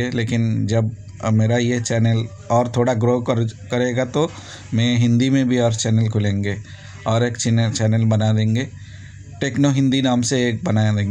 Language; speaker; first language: Hindi; non-native, local second language; Bangla